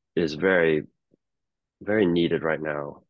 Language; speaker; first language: English; native; English